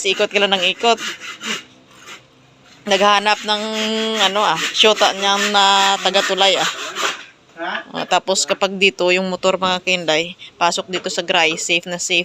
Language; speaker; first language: Filipino; non-native, local second language; Cebuano